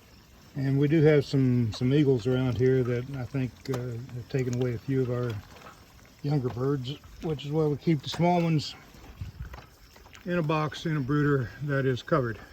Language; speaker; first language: English; native; English